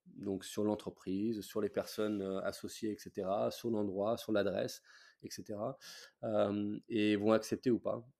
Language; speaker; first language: French; non-native, fluent; English